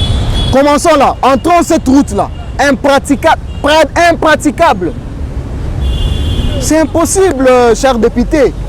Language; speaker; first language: French; non-native, local second language; Lingala